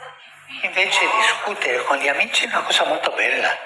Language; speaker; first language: Italian; non-native, fluent; Spanish